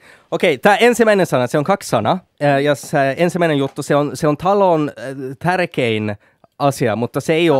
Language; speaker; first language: Finnish; non-native, local second language; Swedish